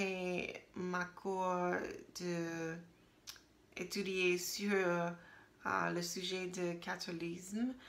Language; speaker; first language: French; non-native, learner; English